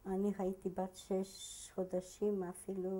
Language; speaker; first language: Hebrew; non-native, fluent; Hungarian